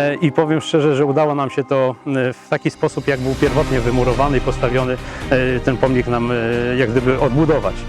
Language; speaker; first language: Polish; native; Polish